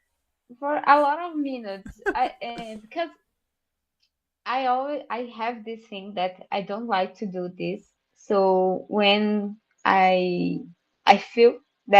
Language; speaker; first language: English; non-native, learner; Portuguese